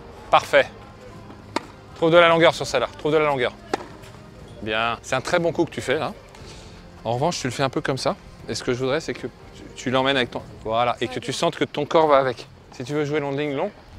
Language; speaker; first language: French; native; French